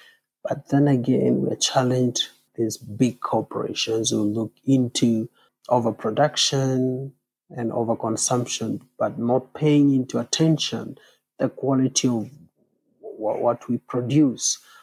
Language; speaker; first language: English; non-native, local second language; Kalenjin